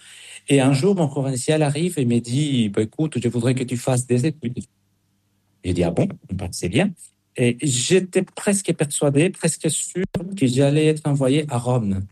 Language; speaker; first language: French; non-native, fluent; Spanish